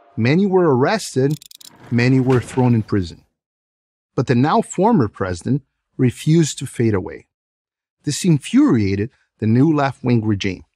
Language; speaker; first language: English; non-native, fluent; Portuguese